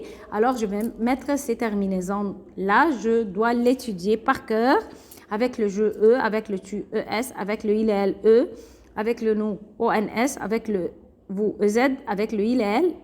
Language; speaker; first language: French; non-native, fluent; Arabic